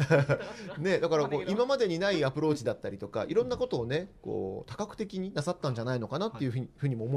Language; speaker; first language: Japanese; native; Japanese